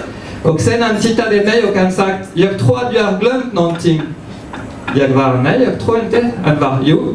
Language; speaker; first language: Swedish; non-native, fluent; French